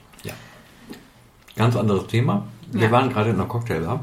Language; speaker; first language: German; native; German